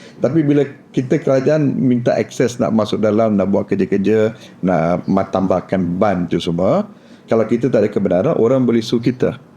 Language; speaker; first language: Malay; non-native, local second language; Tamil